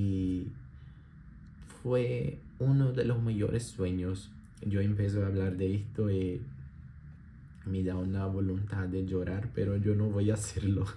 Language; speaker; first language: Spanish; non-native, learner; Portuguese